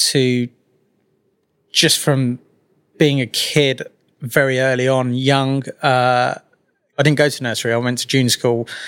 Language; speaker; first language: English; native; English